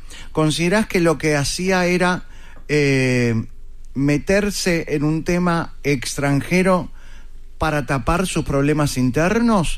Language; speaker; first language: Spanish; native; Spanish